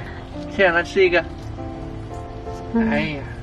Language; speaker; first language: Chinese; native; Chinese